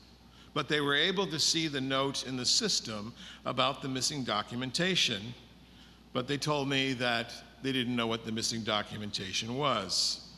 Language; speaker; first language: English; native; English